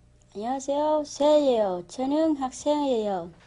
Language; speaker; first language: Korean; non-native, learner; Vietnamese